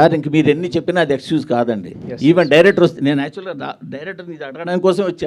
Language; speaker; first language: Telugu; native; Telugu